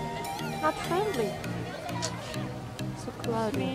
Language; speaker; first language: English; non-native, learner; Indonesian